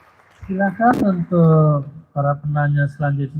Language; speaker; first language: Indonesian; native; Indonesian